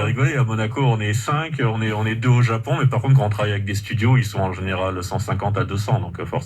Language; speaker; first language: French; native; French